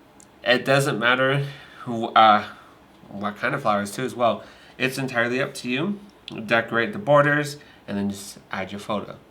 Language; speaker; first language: English; native; English